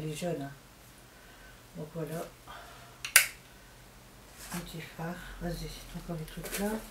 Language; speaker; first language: French; native; French